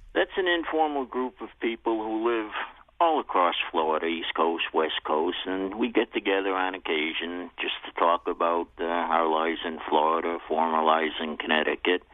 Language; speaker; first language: English; native; English